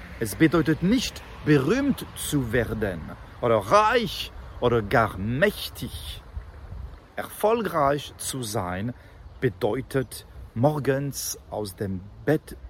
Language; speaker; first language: German; non-native, fluent; French